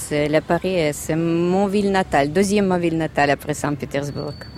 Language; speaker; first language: French; non-native, learner; Russian